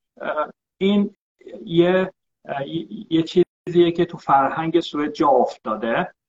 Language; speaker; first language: Persian; early bilingual, heritage; Persian